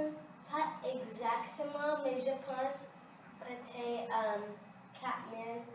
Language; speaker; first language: French; early bilingual, other home language; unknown